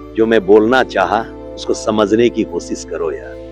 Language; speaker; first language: Hindi; non-native, local second language; Odia